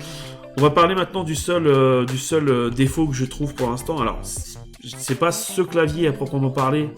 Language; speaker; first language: French; native; French